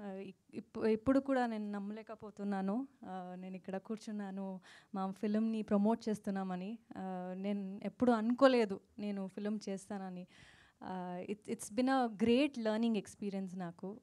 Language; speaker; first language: Telugu; non-native, fluent; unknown